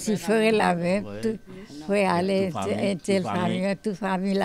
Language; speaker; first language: French; non-native, learner; Morisyen